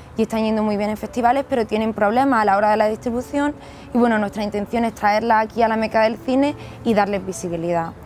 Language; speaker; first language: Spanish; native; Spanish